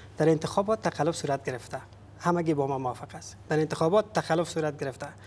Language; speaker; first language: Persian; native; Persian